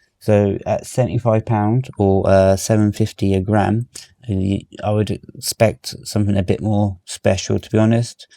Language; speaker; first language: English; native; English